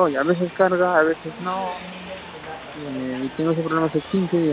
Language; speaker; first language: Spanish; native; Spanish